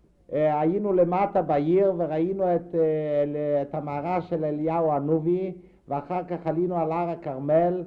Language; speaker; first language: Hebrew; non-native, fluent; Yiddish